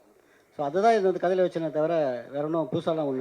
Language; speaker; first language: Tamil; native; Tamil